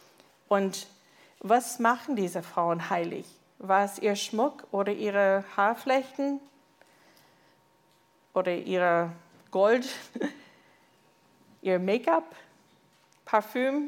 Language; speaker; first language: German; non-native, fluent; English